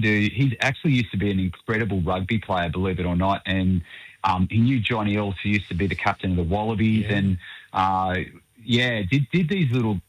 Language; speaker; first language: English; native; English